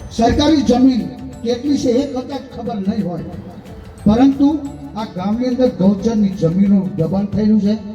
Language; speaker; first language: Gujarati; native; Gujarati